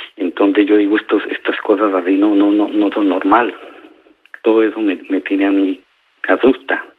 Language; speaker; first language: Spanish; native; Spanish